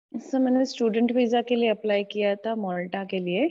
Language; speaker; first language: Hindi; non-native, local second language; Marathi